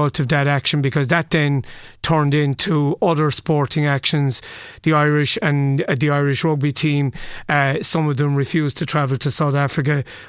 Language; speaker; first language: English; native; English